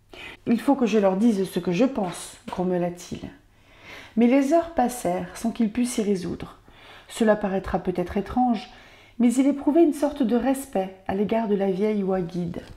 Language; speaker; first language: French; native; French